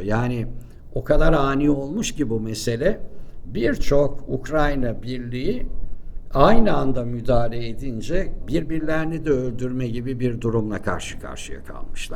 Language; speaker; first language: Turkish; native; Turkish